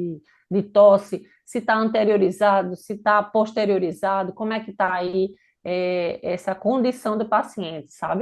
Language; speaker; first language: Portuguese; native; Portuguese